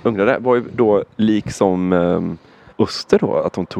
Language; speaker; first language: Swedish; native; Swedish